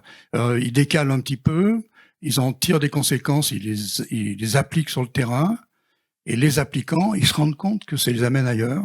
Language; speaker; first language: French; native; French